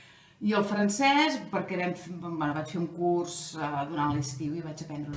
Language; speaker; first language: Catalan; non-native, fluent; German